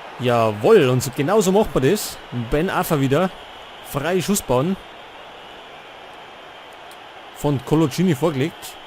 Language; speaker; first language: German; native; German